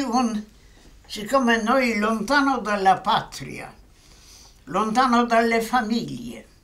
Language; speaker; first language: Italian; non-native, fluent; Polish